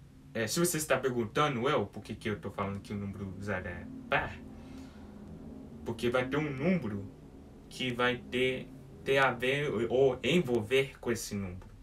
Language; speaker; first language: Portuguese; early bilingual, heritage; English